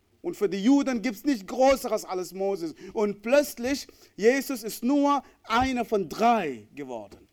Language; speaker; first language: German; non-native, fluent; Arabic